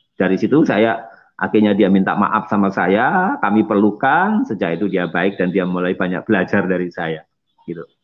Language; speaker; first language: Indonesian; non-native, local second language; Javanese